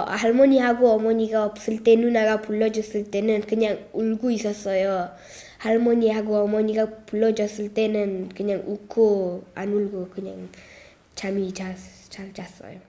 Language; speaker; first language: Korean; early bilingual, other home language; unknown